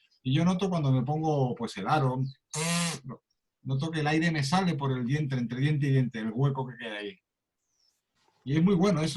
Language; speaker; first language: Spanish; native; Spanish